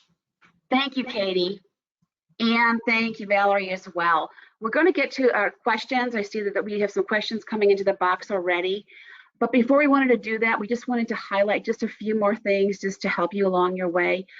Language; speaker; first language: English; native; English